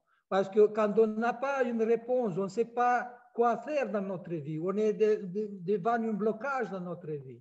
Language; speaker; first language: French; non-native, fluent; Romanian